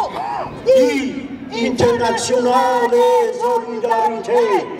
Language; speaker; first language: German; non-native, fluent; Persian